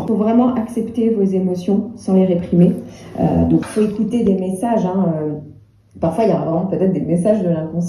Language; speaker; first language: French; native; French